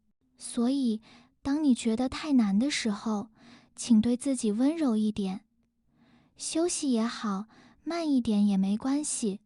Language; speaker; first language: Chinese; non-native, fluent; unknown